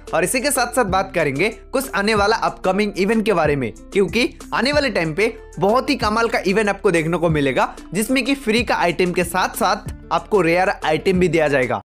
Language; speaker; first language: Hindi; non-native, local second language; Bangla